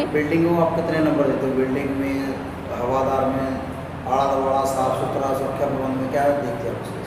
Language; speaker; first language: Hindi; non-native, local second language; Punjabi